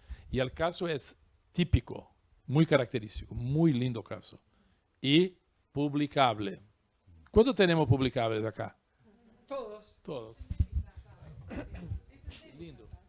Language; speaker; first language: Spanish; non-native, fluent; Portuguese